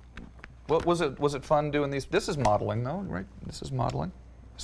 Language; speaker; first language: English; native; English